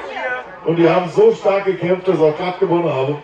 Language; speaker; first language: German; native; German